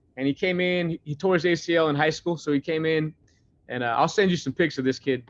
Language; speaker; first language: English; native; English